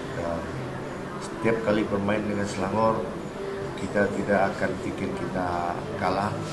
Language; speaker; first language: Malay; native; Malay